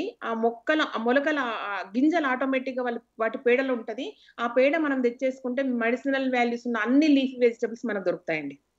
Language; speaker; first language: Telugu; native; Telugu